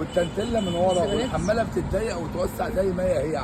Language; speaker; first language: Arabic; native; Arabic